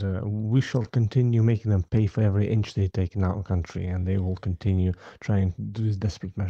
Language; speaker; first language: English; non-native, fluent; Ukrainian